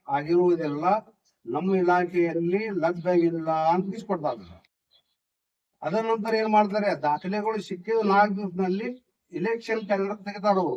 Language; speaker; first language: Kannada; non-native, local second language; Urdu